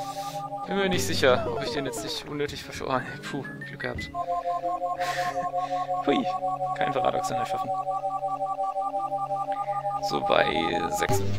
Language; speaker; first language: German; native; German